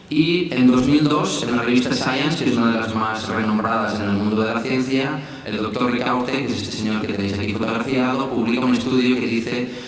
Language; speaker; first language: Spanish; native; Spanish